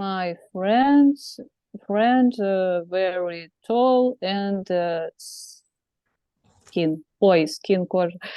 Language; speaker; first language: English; non-native, learner; Russian